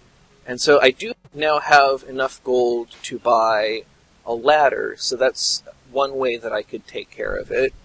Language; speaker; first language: English; native; English